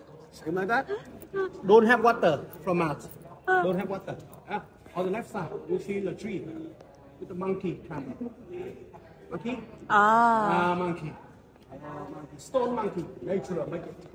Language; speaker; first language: English; non-native, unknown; Vietnamese